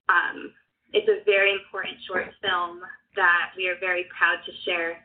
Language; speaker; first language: English; native; English